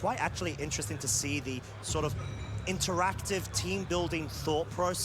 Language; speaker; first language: English; native; English